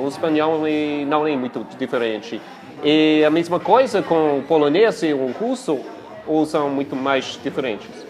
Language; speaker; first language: Portuguese; non-native, fluent; English